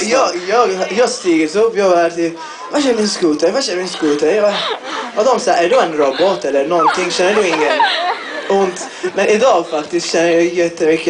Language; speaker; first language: Swedish; non-native, fluent; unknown